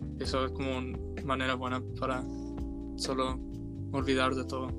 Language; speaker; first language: Spanish; early bilingual, heritage; Spanish